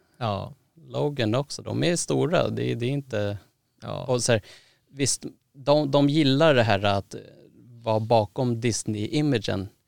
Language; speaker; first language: Swedish; native; Swedish